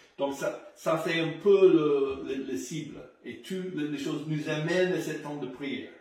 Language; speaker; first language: French; non-native, fluent; English